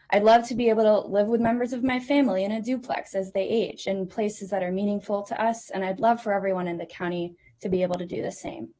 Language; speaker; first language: English; native; English